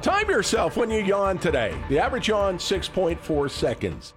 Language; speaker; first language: English; native; English